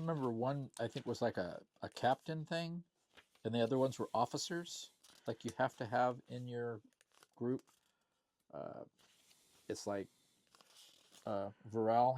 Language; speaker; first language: English; native; English